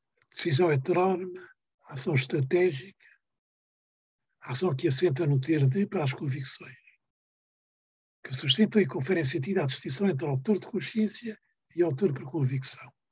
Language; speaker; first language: Portuguese; native; Portuguese